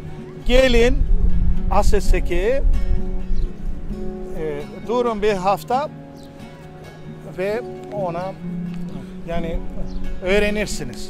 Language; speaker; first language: Turkish; non-native, local second language; Greek